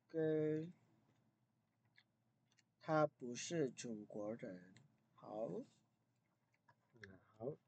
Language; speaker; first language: Chinese; non-native, fluent; Indonesian